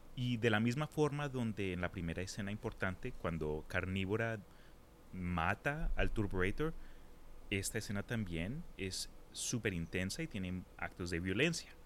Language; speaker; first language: Spanish; early bilingual, heritage; Spanish